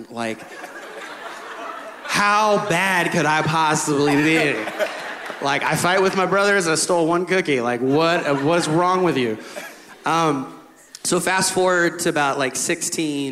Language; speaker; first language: English; native; English